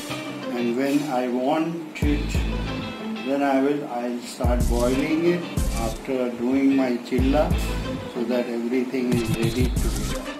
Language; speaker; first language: English; non-native, local second language; Hindi